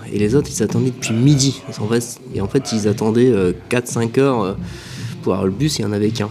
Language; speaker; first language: French; native; French